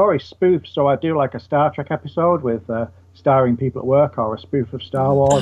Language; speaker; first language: English; native; English